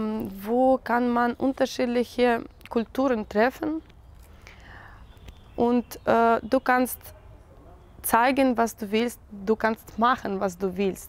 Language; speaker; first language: German; non-native, learner; Russian